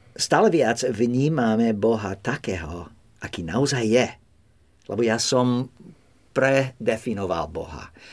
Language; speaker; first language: Slovak; non-native, fluent; English